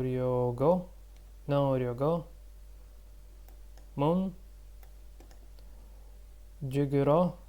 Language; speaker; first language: Korean; non-native, learner; Russian